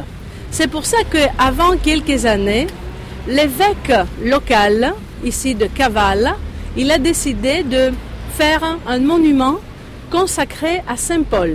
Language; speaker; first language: French; non-native, fluent; Greek